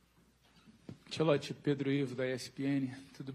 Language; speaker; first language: Portuguese; native; Portuguese